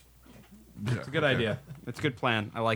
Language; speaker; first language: English; native; English